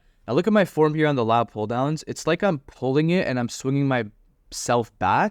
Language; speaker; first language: English; native; English